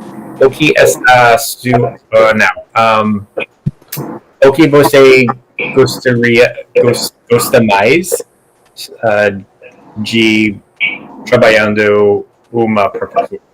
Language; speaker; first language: Portuguese; non-native, learner; English